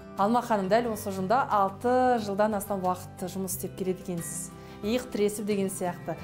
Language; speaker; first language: Kazakh; native; Kazakh